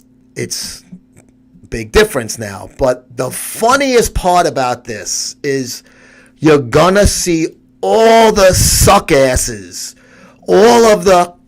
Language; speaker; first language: English; native; English